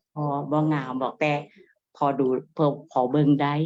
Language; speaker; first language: Thai; native; Thai